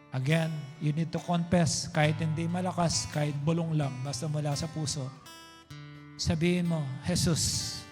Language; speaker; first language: Filipino; non-native, local second language; Pampanga